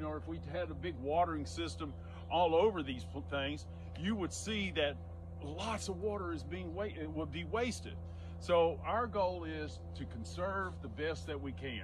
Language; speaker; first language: English; native; English